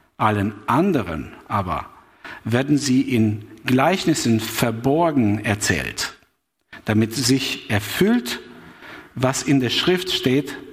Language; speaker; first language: German; non-native, fluent; Albanian